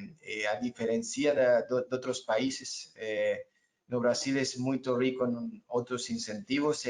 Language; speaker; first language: Portuguese; non-native, learner; Spanish